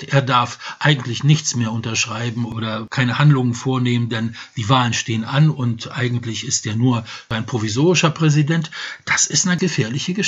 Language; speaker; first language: German; non-native, fluent; Polish